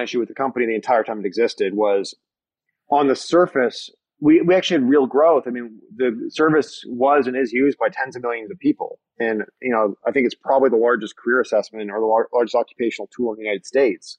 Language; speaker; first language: English; native; English